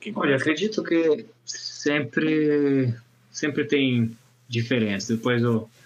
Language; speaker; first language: Portuguese; non-native, fluent; Italian